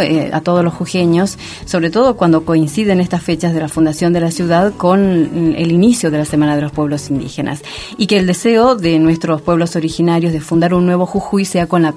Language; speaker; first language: Spanish; native; Spanish